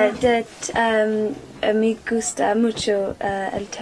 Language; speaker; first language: Spanish; non-native, learner; English